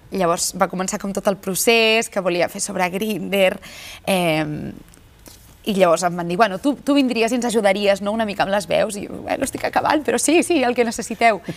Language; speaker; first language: Catalan; native; Catalan